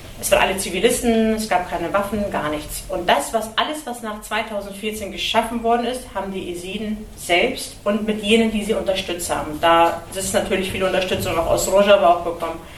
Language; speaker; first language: German; early bilingual, other home language; Kurdish